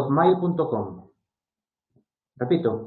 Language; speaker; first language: Spanish; native; Spanish